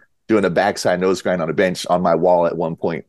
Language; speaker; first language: English; native; English